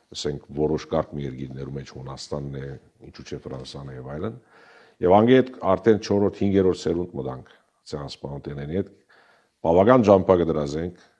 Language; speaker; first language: Armenian; early bilingual, heritage; Armenian